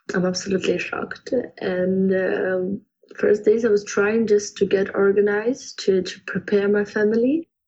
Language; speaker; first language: English; non-native, fluent; Ukrainian